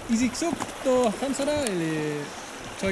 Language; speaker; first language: Russian; non-native, learner; German